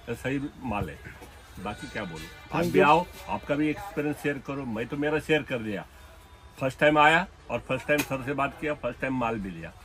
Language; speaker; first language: Hindi; non-native, local second language; Marathi